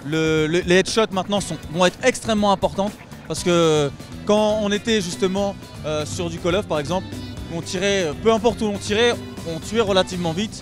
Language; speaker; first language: French; native; French